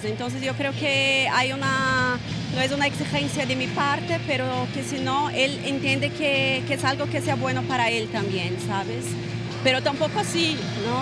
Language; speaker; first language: Spanish; non-native, fluent; Portuguese